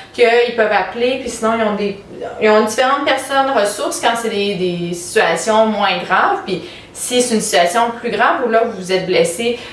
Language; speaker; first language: French; native; French